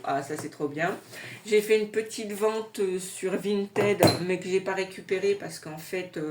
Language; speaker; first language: French; native; French